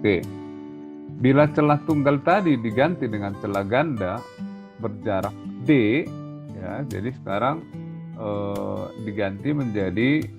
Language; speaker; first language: Indonesian; native; Indonesian